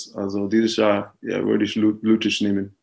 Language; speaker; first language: German; non-native, fluent; English